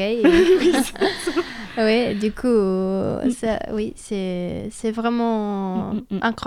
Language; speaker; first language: French; non-native, fluent; Italian